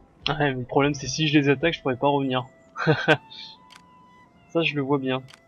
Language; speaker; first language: French; native; French